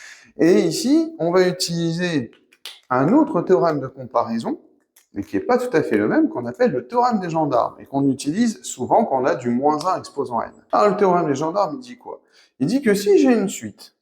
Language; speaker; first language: French; native; French